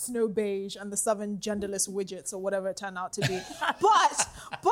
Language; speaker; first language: English; non-native, local second language; Akan